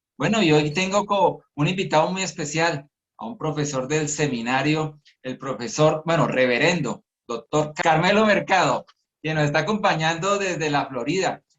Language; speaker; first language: Spanish; native; Spanish